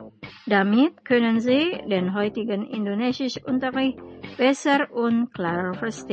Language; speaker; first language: German; non-native, fluent; Indonesian